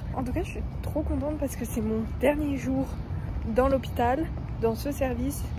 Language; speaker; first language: French; native; French